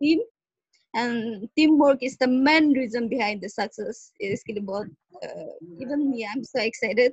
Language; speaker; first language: Hindi; non-native, local second language; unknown